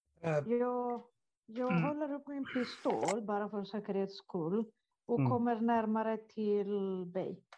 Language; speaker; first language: Swedish; non-native, fluent; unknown